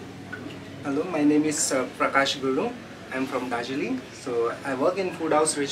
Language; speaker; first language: English; non-native, local second language; Nepali